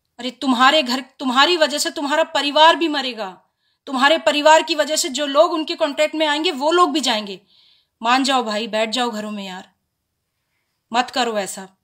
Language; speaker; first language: Hindi; native; Hindi